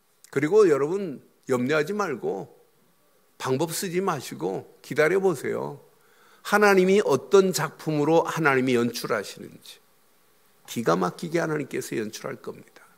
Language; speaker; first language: Korean; native; Korean